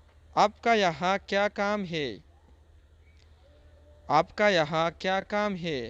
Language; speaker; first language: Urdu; non-native, fluent; Pashto